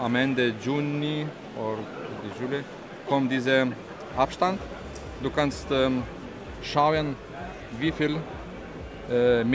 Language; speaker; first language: German; non-native, fluent; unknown